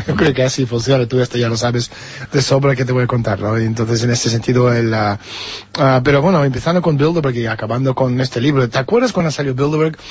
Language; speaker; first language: Spanish; non-native, fluent; Russian